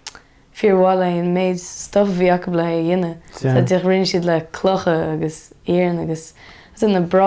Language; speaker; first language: Irish; native; Irish